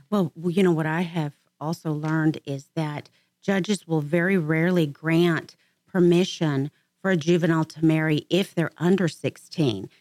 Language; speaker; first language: English; native; English